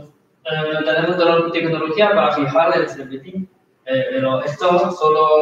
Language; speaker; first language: Spanish; non-native, learner; Chinese